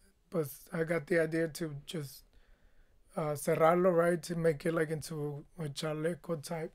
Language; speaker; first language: English; early bilingual, other home language; Spanish